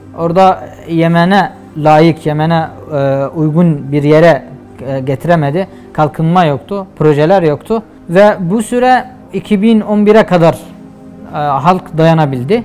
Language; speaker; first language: Turkish; non-native, fluent; Arabic